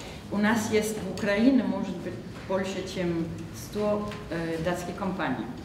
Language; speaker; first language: Russian; non-native, learner; Danish